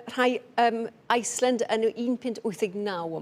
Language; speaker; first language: Welsh; native; Welsh